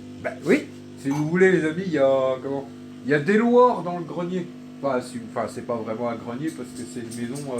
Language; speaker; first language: French; native; French